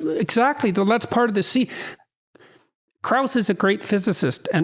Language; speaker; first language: English; native; English